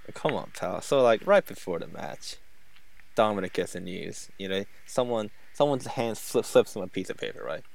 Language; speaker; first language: English; non-native, fluent; Korean